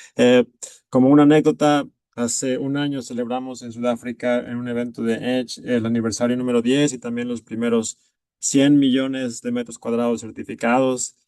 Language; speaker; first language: Spanish; native; Spanish